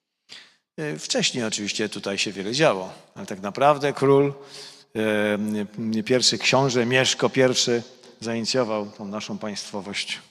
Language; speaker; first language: Polish; native; Polish